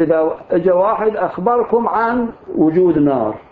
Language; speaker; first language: Arabic; native; Arabic